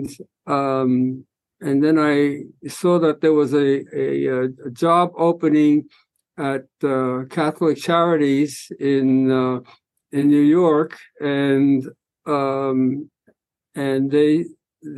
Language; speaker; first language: English; early bilingual, other home language; Spanish